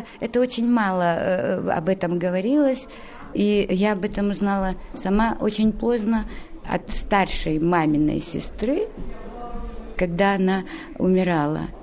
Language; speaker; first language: Polish; non-native, learner; Russian